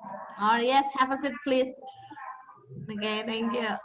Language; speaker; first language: English; non-native, fluent; Indonesian